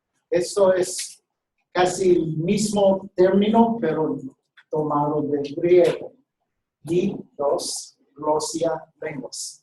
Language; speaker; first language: Spanish; non-native, fluent; English